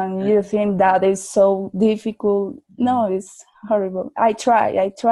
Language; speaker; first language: English; non-native, learner; Spanish